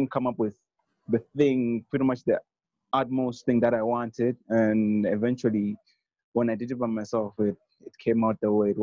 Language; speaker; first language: English; non-native, local second language; Nyanja